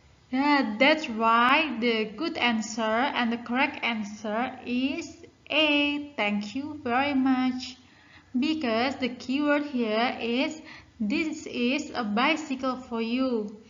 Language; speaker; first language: English; non-native, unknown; Indonesian